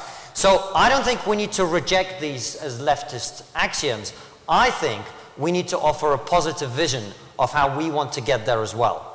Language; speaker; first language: English; early bilingual, other home language; Russian